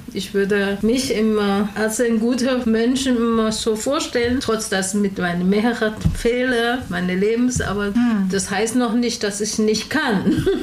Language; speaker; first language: German; non-native, learner; Chinese